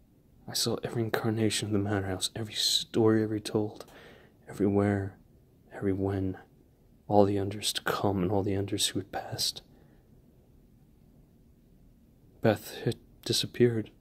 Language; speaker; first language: English; native; English